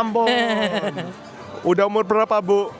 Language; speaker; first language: Indonesian; native; Indonesian